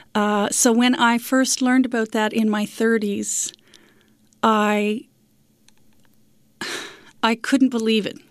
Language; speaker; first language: English; native; English